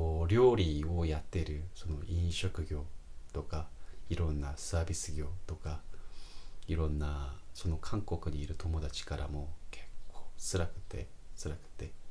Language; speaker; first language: Japanese; non-native, fluent; Korean